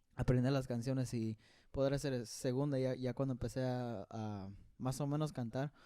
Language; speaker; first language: Spanish; early bilingual, other home language; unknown